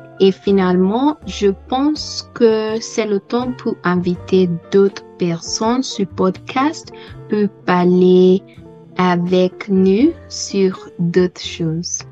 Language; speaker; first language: French; non-native, learner; English